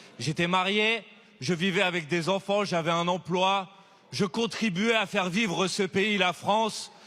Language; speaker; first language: French; native; French